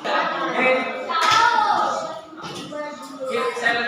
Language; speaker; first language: English; non-native, fluent; Indonesian